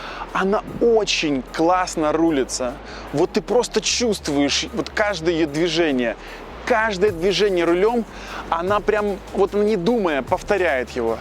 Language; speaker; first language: Russian; native; Russian